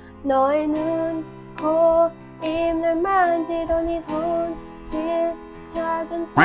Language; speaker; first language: Korean; non-native, fluent; Filipino